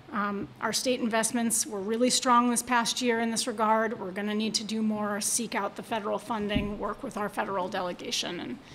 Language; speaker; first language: English; native; English